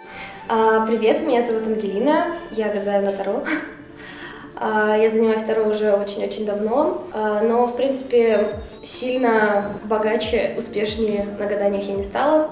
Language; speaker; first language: Russian; native; Russian